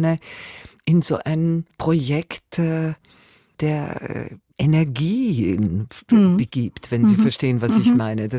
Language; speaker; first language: German; native; German